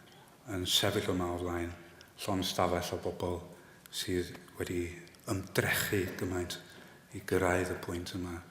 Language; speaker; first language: Welsh; non-native, fluent; English